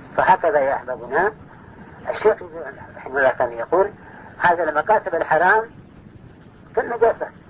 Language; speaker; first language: Arabic; non-native, fluent; Urdu